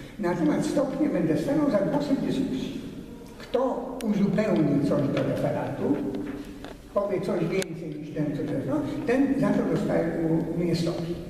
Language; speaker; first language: Polish; early bilingual, heritage; Polish